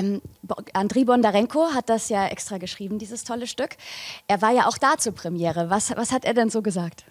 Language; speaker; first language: German; native; German